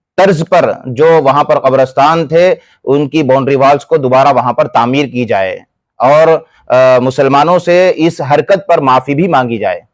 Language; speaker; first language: Urdu; native; Urdu